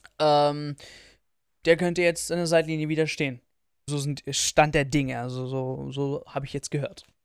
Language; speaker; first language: German; early bilingual, other home language; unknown